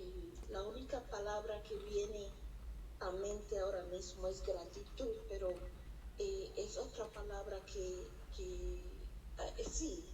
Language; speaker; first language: Spanish; early bilingual, heritage; Spanish